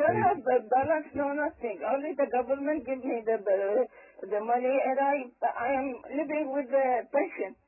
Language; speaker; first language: English; early bilingual, other home language; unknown